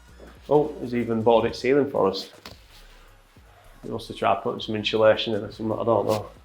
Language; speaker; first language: English; native; English